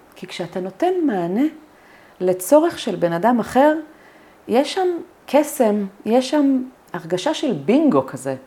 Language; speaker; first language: Hebrew; native; Hebrew